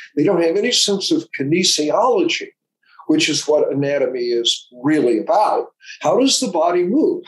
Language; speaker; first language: English; native; English